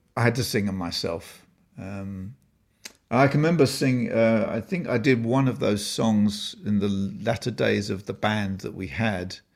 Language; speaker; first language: English; native; English